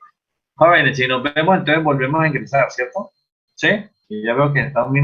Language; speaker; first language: Spanish; native; Spanish